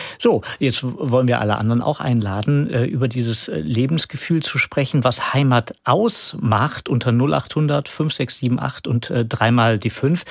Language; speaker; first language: German; native; German